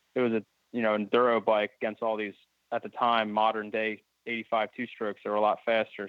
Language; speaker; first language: English; native; English